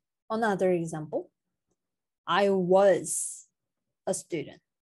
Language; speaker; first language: English; non-native, fluent; Korean